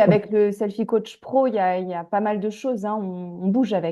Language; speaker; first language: French; native; French